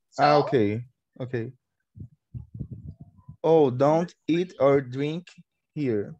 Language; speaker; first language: English; non-native, learner; Portuguese